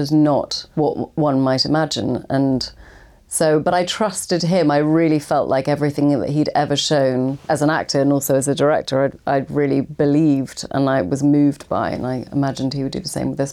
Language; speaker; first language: English; native; English